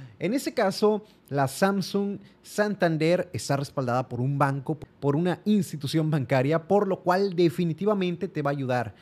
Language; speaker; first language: Spanish; native; Spanish